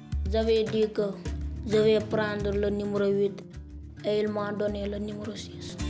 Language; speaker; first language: French; non-native, learner; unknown